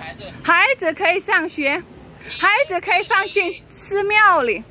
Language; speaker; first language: Chinese; non-native, fluent; Indonesian